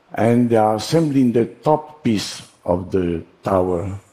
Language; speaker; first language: English; non-native, fluent; Italian